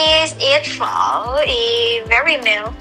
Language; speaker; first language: English; non-native, learner; Vietnamese